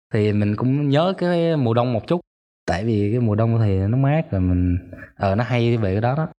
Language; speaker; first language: Vietnamese; early bilingual, other home language; German